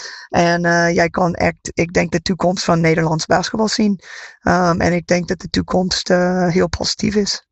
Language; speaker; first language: Dutch; non-native, fluent; English